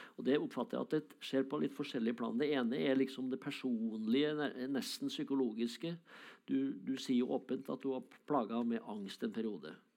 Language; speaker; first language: Norwegian; native; Norwegian